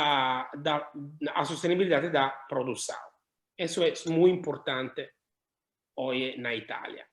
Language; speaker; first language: Portuguese; non-native, learner; Italian